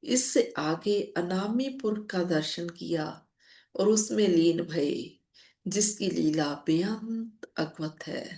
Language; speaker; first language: Hindi; non-native, local second language; Punjabi